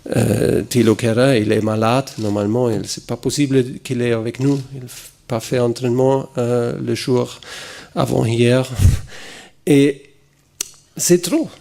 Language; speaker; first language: French; non-native, fluent; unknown